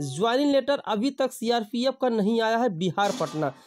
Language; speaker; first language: Hindi; native; Hindi